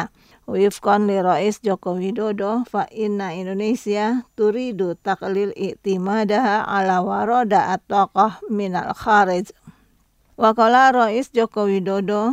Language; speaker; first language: Arabic; non-native, fluent; Indonesian